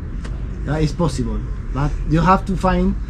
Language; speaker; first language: English; non-native, learner; Spanish